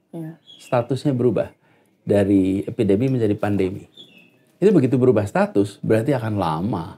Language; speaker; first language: Indonesian; native; Indonesian